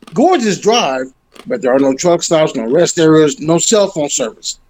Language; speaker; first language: English; native; English